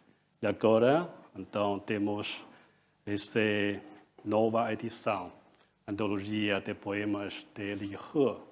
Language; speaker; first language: Portuguese; non-native, fluent; Chinese